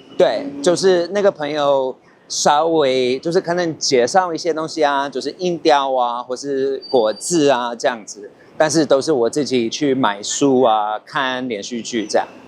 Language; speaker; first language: Chinese; non-native, fluent; English